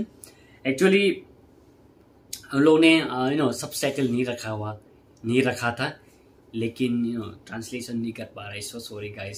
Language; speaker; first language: Hindi; non-native, local second language; Kok Borok